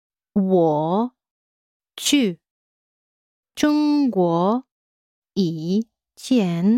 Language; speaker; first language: Chinese; non-native, learner; English